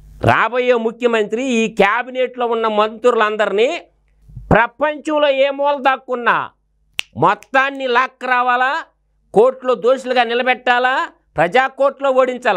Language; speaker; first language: Telugu; native; Telugu